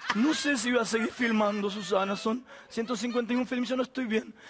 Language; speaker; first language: Spanish; native; Spanish